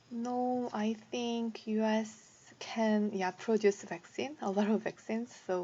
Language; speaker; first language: English; non-native, learner; Korean